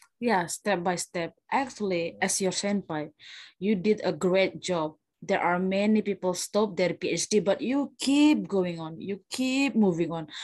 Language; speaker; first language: English; non-native, fluent; Indonesian